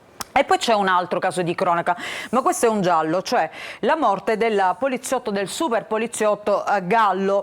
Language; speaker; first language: Italian; native; Italian